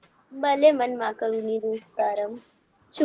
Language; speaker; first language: Persian; non-native, learner; Urdu